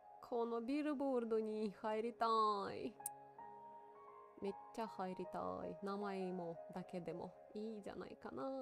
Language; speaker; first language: Japanese; non-native, learner; Russian